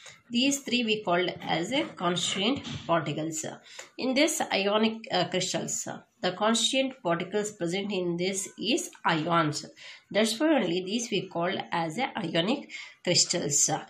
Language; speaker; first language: English; non-native, local second language; Kannada